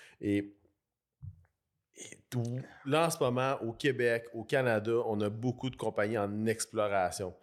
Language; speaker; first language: French; native; French